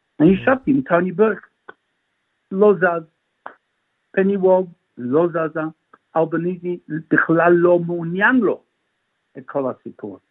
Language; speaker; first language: Hebrew; non-native, fluent; English